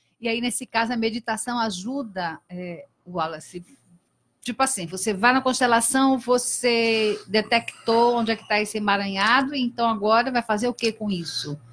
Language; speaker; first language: Portuguese; native; Portuguese